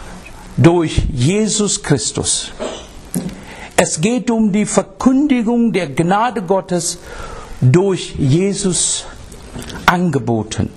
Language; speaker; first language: German; non-native, fluent; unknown